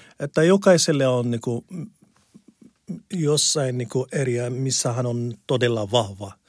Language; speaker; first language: Finnish; non-native, learner; Arabic